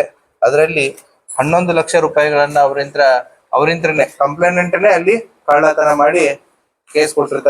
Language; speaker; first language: Kannada; native; Kannada